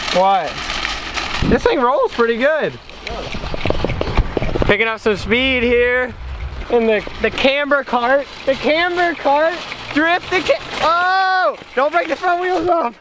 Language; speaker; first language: English; native; English